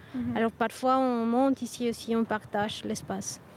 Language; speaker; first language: French; non-native, fluent; Spanish